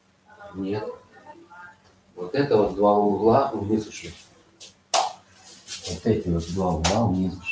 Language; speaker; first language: Russian; native; Russian